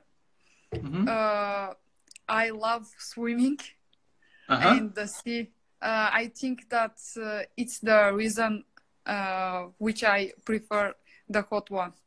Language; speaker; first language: English; non-native, fluent; Bulgarian